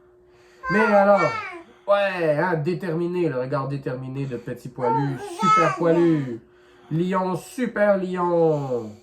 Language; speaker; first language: French; native; French